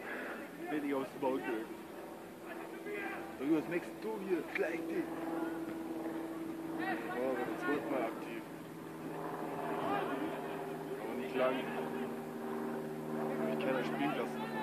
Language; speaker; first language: German; native; German